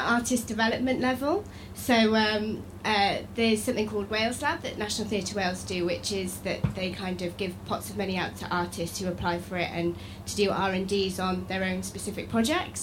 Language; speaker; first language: English; native; English